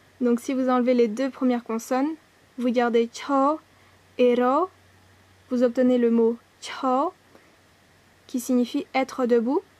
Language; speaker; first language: French; native; French